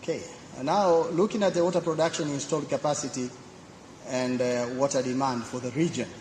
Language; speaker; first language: English; non-native, local second language; Swahili